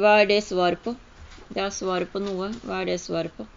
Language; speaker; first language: Norwegian; early bilingual, other home language; Urdu